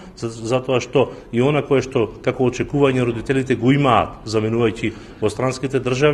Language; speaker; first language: Macedonian; native; Macedonian